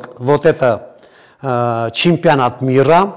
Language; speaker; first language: Russian; non-native, fluent; Armenian